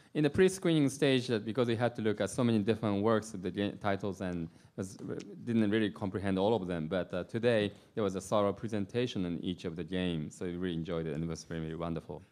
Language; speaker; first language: English; non-native, fluent; Japanese